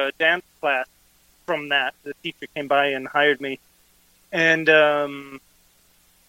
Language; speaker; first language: English; native; English